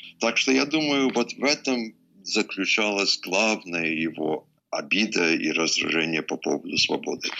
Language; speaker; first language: Russian; early bilingual, heritage; English